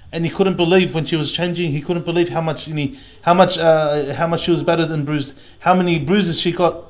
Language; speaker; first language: English; native; English